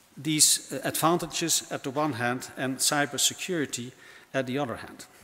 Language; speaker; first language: English; non-native, fluent; Dutch